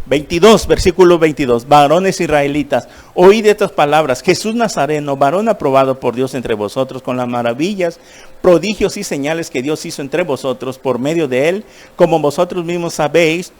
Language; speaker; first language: Spanish; native; Spanish